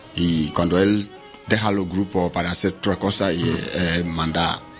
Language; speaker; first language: Spanish; non-native, learner; Ewe